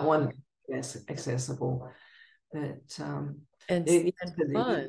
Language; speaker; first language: English; native; English